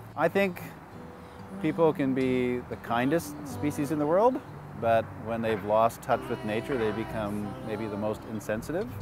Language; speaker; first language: English; native; English